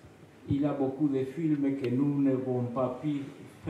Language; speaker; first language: French; non-native, fluent; Spanish